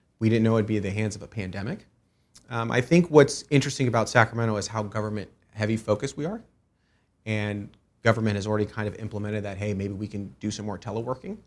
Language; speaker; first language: English; early bilingual, other home language; Persian